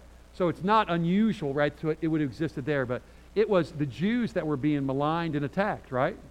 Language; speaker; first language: English; native; English